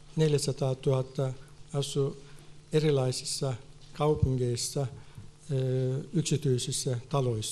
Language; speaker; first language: Finnish; non-native, fluent; Turkish